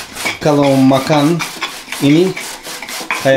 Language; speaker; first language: Indonesian; non-native, learner; German